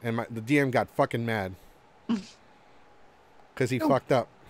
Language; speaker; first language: English; native; English